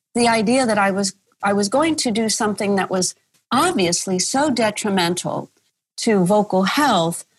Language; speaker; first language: English; native; English